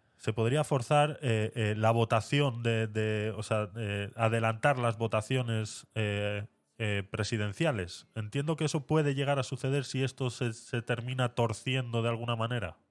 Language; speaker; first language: Spanish; native; Spanish